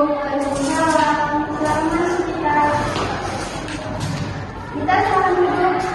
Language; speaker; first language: Indonesian; native; Indonesian